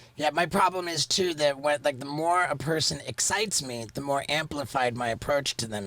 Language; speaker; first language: English; native; English